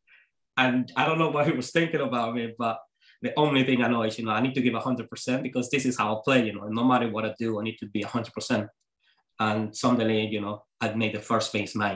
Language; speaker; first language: English; non-native, fluent; Spanish